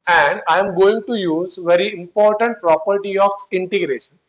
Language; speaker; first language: English; non-native, local second language; Marathi